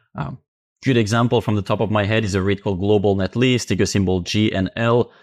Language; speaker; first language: English; non-native, fluent; Finnish